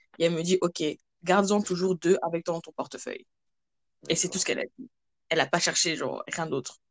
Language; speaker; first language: French; early bilingual, other home language; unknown